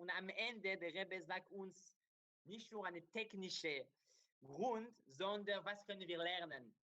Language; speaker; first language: German; non-native, learner; Hebrew